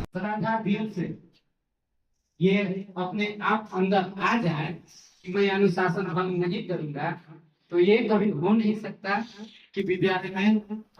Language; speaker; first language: Hindi; native; Hindi